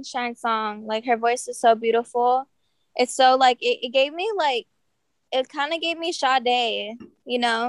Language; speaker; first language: English; native; English